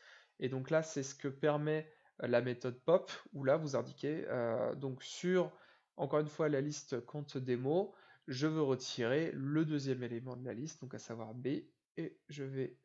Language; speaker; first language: French; native; French